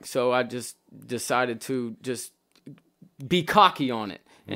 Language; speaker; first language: English; native; English